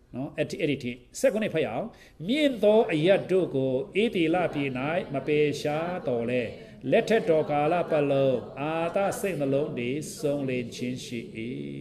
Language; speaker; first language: Burmese; non-native, local second language; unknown